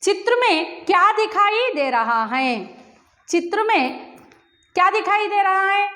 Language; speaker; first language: Hindi; non-native, local second language; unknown